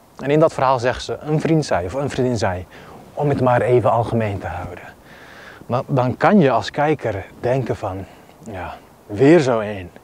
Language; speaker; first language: Dutch; early bilingual, other home language; Bosnian